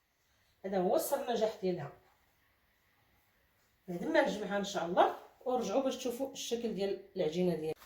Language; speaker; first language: Arabic; native; Arabic